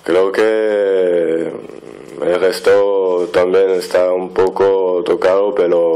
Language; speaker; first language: Spanish; non-native, fluent; French